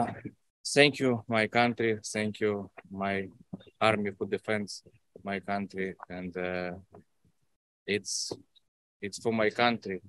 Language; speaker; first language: English; non-native, learner; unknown